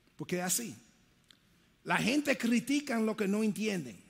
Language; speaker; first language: Spanish; early bilingual, heritage; Spanish